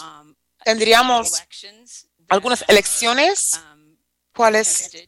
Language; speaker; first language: Spanish; non-native, fluent; English